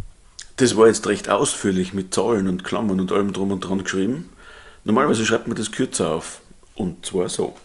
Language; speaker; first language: German; native; German